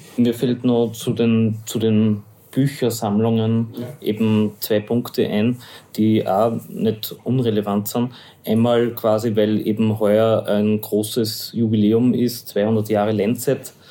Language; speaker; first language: German; native; German